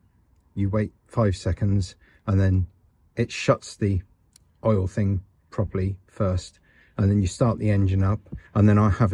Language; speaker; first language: English; native; English